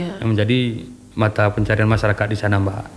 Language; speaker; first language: Indonesian; native; Indonesian